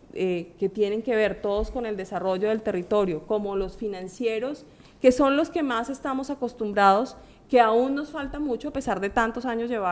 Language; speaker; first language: Spanish; native; Spanish